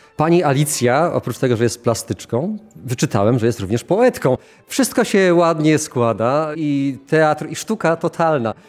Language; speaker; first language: Polish; native; Polish